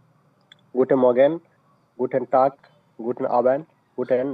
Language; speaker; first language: German; non-native, learner; Bangla